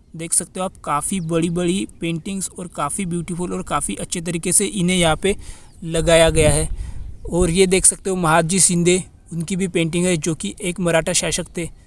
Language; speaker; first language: Hindi; non-native, local second language; Marathi